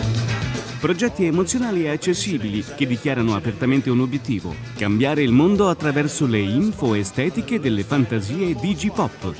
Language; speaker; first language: Italian; native; Italian